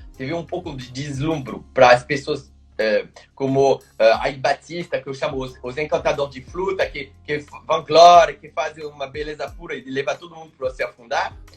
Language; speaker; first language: Portuguese; non-native, fluent; French